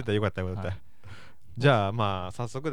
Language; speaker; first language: Japanese; native; Japanese